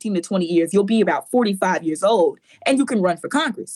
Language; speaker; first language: English; native; English